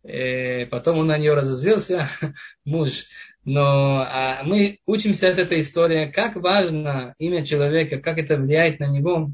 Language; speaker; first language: Russian; non-native, fluent; Hebrew